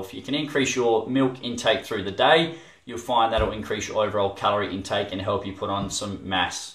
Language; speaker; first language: English; native; English